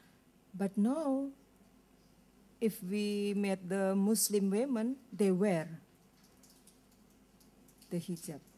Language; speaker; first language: English; non-native, learner; Indonesian